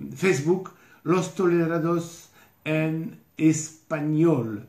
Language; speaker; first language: Spanish; non-native, learner; French